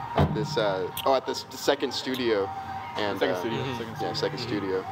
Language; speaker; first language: English; native; English